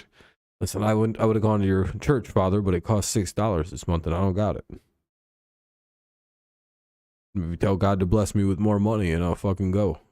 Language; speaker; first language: English; native; English